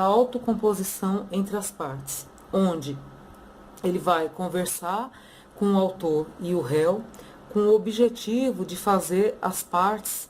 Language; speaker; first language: Portuguese; native; Portuguese